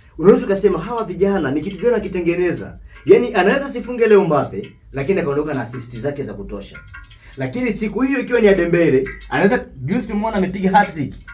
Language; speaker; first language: Swahili; native; Swahili